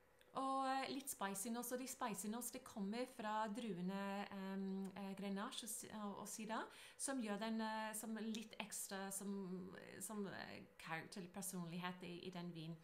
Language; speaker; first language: Norwegian; non-native, fluent; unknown